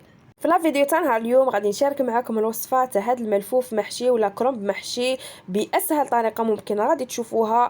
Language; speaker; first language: Arabic; native; Arabic